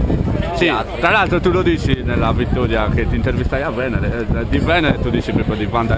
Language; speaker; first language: Italian; native; Italian